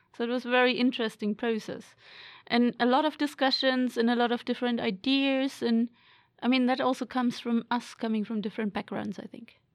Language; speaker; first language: English; non-native, fluent; German